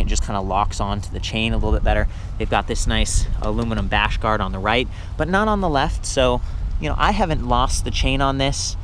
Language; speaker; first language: English; native; English